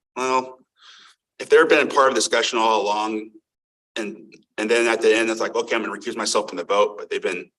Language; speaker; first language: English; native; English